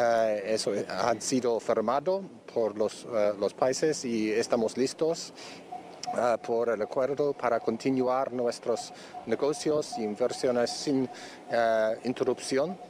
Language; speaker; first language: Spanish; non-native, fluent; English